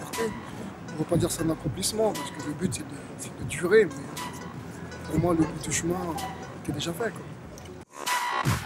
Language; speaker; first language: French; early bilingual, other home language; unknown